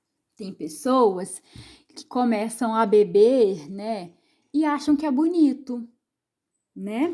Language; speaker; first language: Portuguese; native; Portuguese